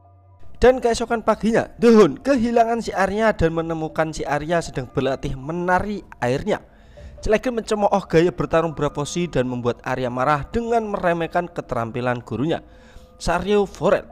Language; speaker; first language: Indonesian; native; Indonesian